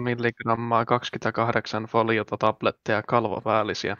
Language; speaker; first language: Finnish; native; Finnish